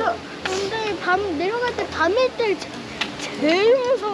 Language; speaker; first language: Korean; early bilingual, other home language; Mongolian